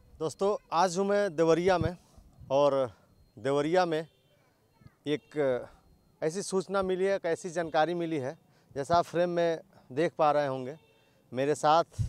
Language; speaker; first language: Hindi; native; Hindi